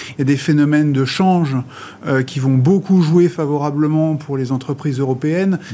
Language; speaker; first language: French; native; French